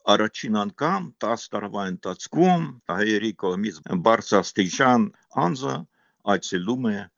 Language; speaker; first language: Armenian; non-native, fluent; Ukrainian